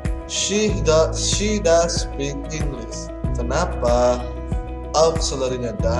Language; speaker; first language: English; non-native, learner; Indonesian